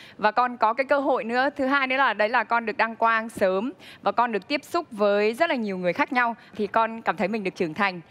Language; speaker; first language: Vietnamese; non-native, local second language; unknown